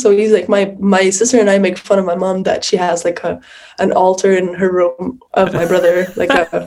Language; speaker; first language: English; non-native, fluent; Portuguese